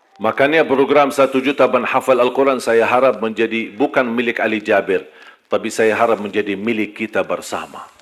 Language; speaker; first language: Malay; non-native, fluent; Arabic